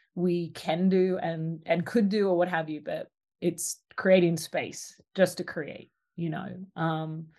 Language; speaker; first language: English; native; English